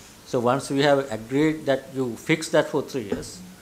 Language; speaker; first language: English; non-native, local second language; Sinhala